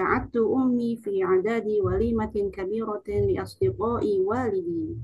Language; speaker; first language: Arabic; non-native, learner; Indonesian